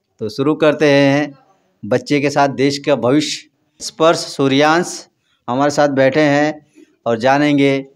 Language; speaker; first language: Hindi; native; Hindi